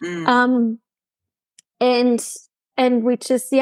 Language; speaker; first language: English; non-native, fluent; German